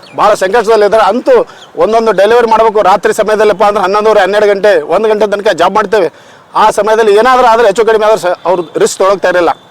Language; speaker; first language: Kannada; native; Kannada